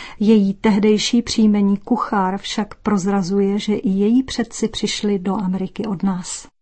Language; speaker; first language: Czech; native; Czech